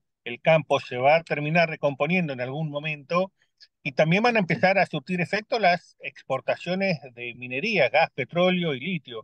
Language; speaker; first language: Spanish; native; Spanish